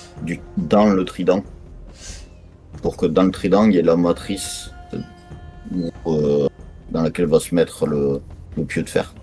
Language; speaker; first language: French; native; French